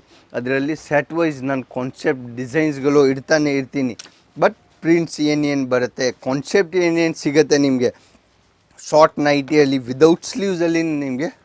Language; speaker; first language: Kannada; non-native, local second language; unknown